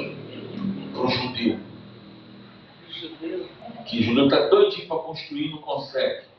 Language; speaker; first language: Portuguese; native; Portuguese